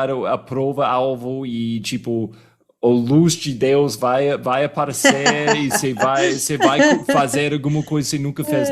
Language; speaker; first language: Portuguese; non-native, fluent; English